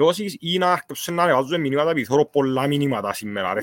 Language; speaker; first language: Greek; native; Greek